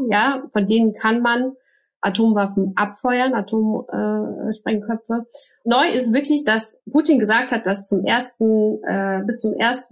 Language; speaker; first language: German; native; German